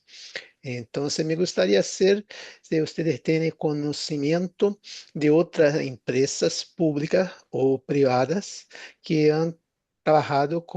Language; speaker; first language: Spanish; non-native, fluent; Portuguese